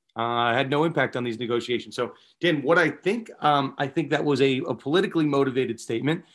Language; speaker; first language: English; native; English